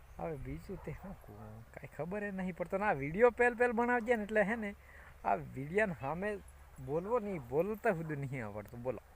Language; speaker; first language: Gujarati; non-native, local second language; Bhili